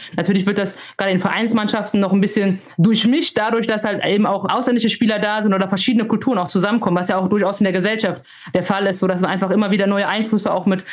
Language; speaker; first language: German; native; German